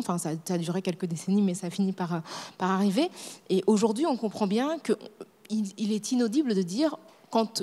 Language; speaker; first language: French; native; French